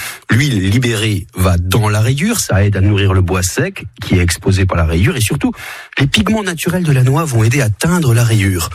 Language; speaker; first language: French; native; French